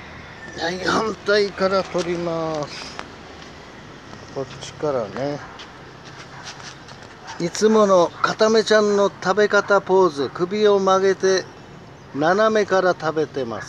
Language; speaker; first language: Japanese; native; Japanese